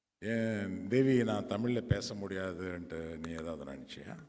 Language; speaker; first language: Tamil; non-native, local second language; Telugu